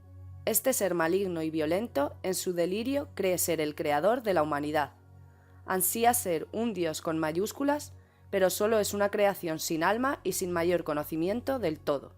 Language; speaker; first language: Spanish; native; Spanish